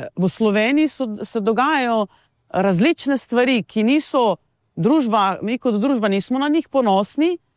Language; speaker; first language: Slovenian; non-native, local second language; Romany